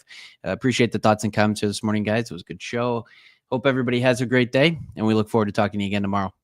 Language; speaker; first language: English; native; English